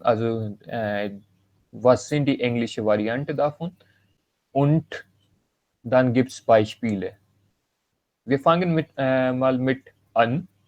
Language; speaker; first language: German; non-native, learner; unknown